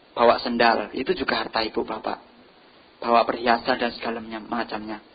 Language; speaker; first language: Indonesian; non-native, local second language; Javanese